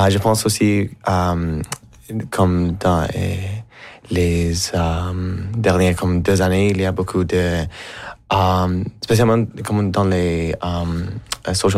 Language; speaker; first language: French; non-native, fluent; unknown